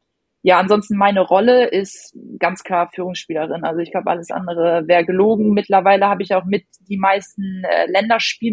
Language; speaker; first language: German; native; German